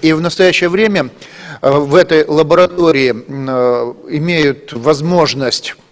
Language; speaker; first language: Russian; native; Russian